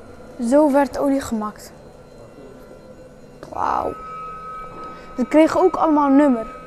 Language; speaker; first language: Dutch; early bilingual, other home language; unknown